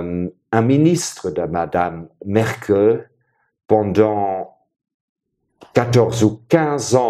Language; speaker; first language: French; non-native, fluent; German